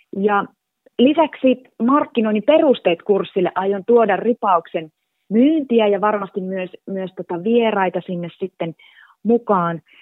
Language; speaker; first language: Finnish; native; Finnish